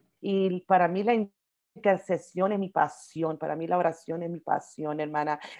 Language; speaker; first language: Spanish; early bilingual, heritage; Spanish